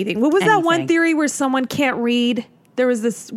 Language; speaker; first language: English; native; English